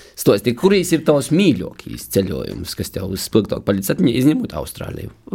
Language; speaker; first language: Latvian; native; Latvian